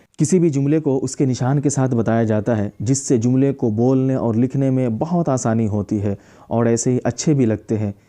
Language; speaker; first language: Urdu; native; Urdu